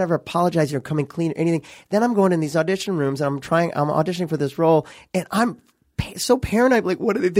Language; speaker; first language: English; native; English